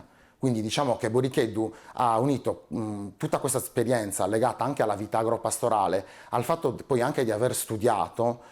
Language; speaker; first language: Italian; native; Italian